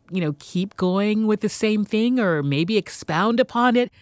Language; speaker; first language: English; native; English